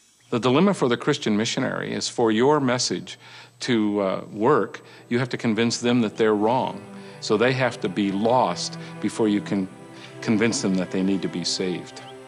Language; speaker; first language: English; native; English